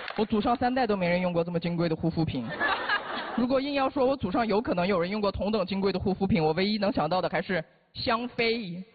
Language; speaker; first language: Chinese; non-native, local second language; Uyghur